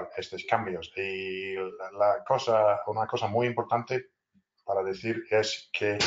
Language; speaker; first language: Spanish; non-native, fluent; English